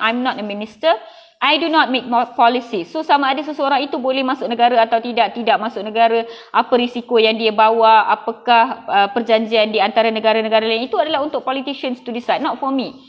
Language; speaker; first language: Malay; non-native, local second language; Tamil